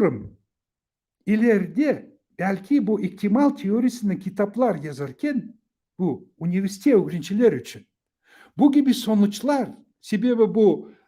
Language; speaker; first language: Turkish; non-native, learner; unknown